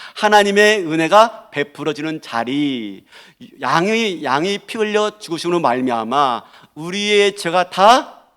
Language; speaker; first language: Korean; native; Korean